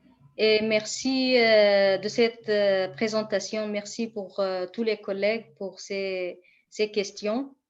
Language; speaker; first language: French; non-native, fluent; Kurdish